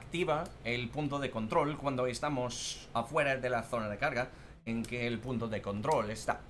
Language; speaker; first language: Spanish; non-native, fluent; English